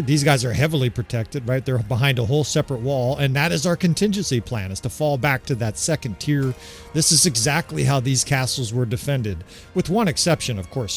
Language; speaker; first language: English; native; English